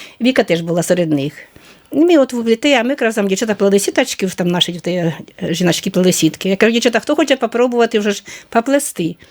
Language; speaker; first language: Ukrainian; native; Ukrainian